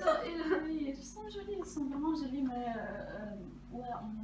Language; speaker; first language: French; non-native, fluent; Russian